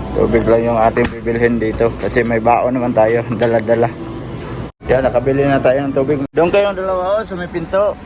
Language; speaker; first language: Filipino; non-native, local second language; Cebuano